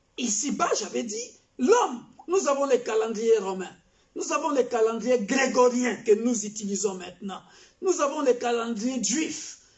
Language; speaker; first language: French; non-native, local second language; Kongo